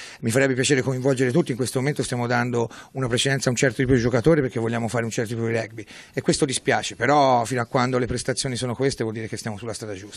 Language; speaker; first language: Italian; native; Italian